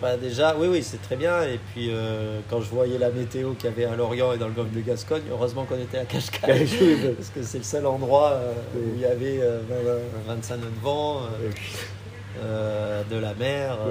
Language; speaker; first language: French; native; French